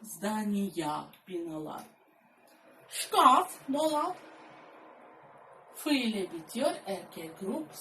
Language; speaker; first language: Turkish; non-native, fluent; Russian